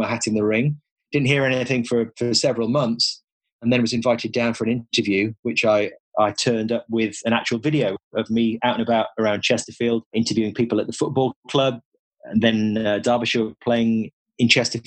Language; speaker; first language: English; native; English